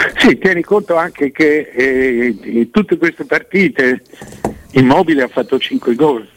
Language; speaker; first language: Italian; native; Italian